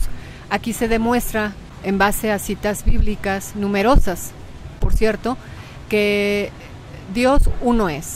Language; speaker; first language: Spanish; native; Spanish